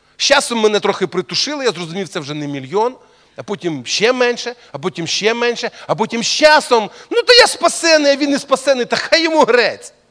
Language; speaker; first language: Ukrainian; non-native, local second language; Russian